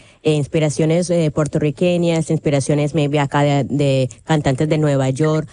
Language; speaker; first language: Spanish; early bilingual, heritage; Spanish